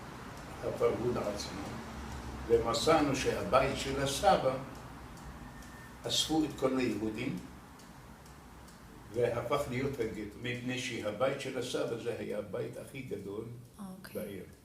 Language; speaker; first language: Hebrew; non-native, fluent; Arabic